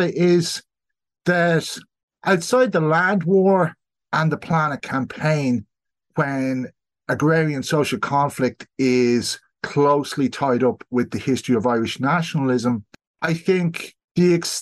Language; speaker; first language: English; native; English